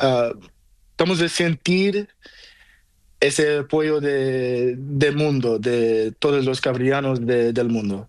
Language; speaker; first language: Spanish; non-native, learner; Portuguese